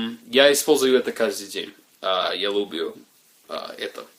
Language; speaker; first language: Russian; non-native, learner; English